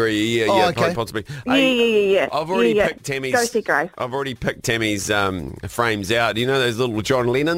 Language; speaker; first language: English; native; English